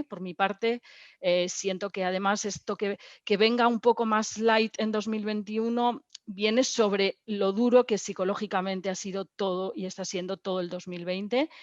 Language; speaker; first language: Spanish; native; Spanish